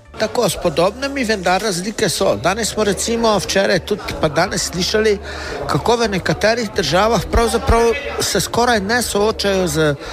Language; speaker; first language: Slovenian; non-native, local second language; Romany